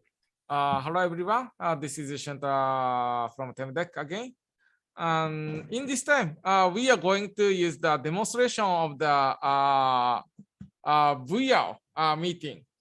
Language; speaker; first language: English; non-native, learner; Japanese